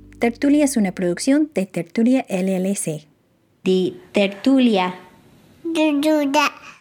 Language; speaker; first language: Spanish; non-native, fluent; English